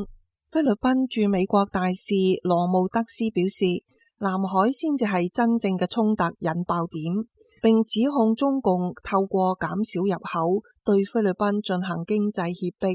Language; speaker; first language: Chinese; non-native, local second language; Cantonese